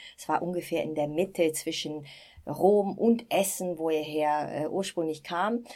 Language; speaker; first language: German; non-native, fluent; Italian